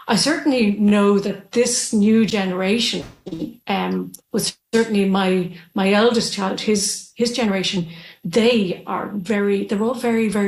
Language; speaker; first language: English; native; English